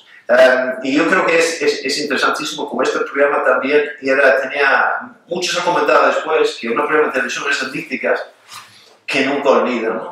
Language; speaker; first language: Spanish; non-native, fluent; Swedish